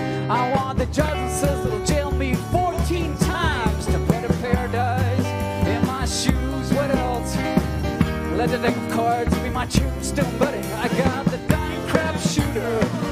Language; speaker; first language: English; early bilingual, heritage; English